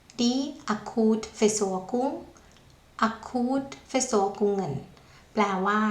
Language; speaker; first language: German; non-native, fluent; Thai